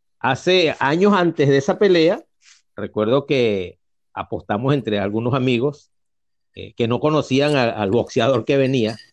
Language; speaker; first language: Spanish; native; Spanish